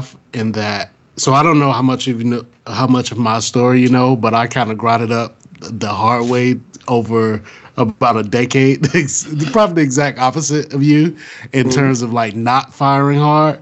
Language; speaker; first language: English; native; English